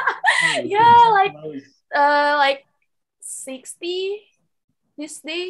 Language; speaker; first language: English; non-native, local second language; Indonesian